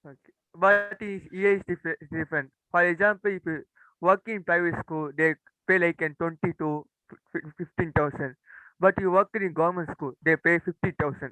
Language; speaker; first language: English; non-native, learner; Tamil